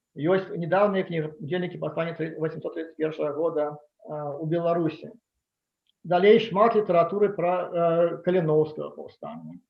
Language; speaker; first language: Belarusian; non-native, local second language; Russian